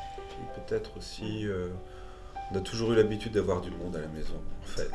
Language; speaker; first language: French; native; French